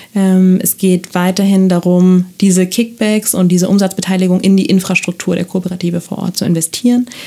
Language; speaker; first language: German; non-native, fluent; Spanish